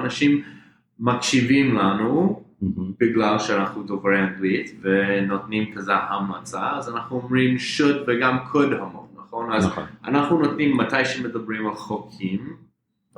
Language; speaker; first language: Hebrew; non-native, fluent; English